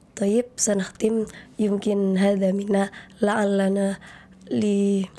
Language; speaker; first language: Arabic; non-native, learner; Indonesian